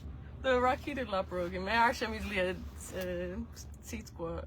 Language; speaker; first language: Georgian; early bilingual, heritage; Georgian